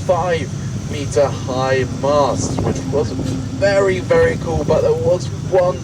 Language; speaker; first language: English; non-native, fluent; Swedish